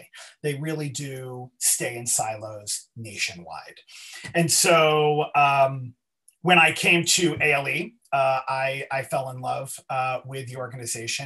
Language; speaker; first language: English; native; English